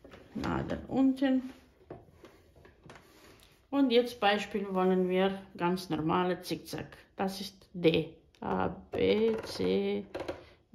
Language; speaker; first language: German; non-native, fluent; Bosnian